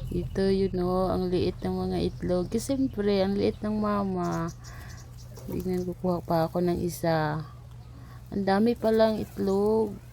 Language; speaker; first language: Filipino; non-native, local second language; Cebuano